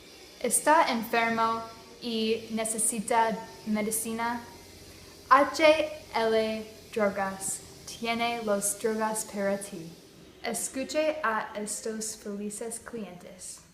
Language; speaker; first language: Spanish; non-native, learner; English